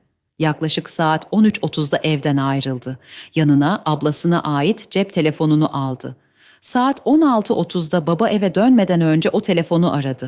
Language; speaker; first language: Turkish; native; Turkish